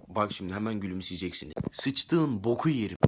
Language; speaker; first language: Turkish; native; Turkish